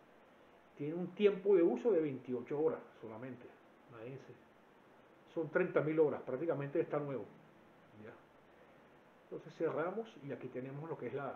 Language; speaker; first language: Spanish; native; Spanish